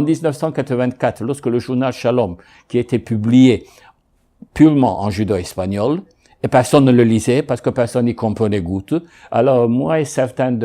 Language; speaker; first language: French; non-native, local second language; Ladino